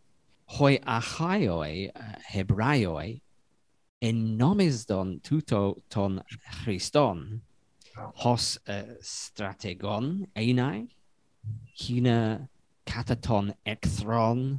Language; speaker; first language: Greek; non-native, fluent; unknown